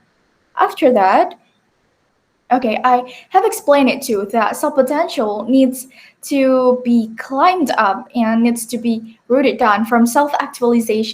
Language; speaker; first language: English; non-native, learner; Indonesian